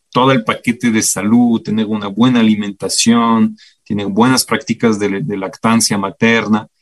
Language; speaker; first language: Spanish; non-native, fluent; French